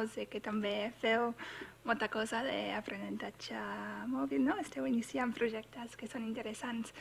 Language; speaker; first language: Catalan; non-native, fluent; English